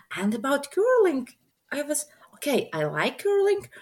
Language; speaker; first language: English; non-native, learner; Latvian